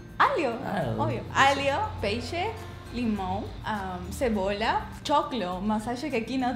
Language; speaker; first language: Portuguese; non-native, learner; Spanish